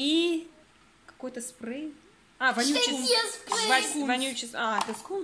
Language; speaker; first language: Russian; early bilingual, heritage; Russian